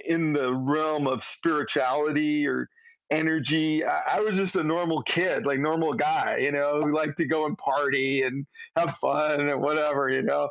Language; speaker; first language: English; native; English